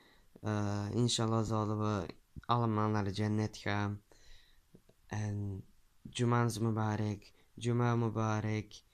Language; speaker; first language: Dutch; early bilingual, other home language; Turkish